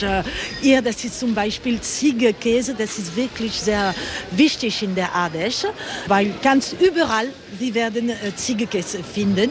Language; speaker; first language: German; non-native, learner; French